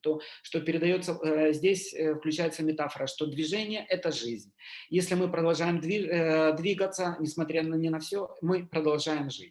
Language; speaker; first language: Russian; native; Russian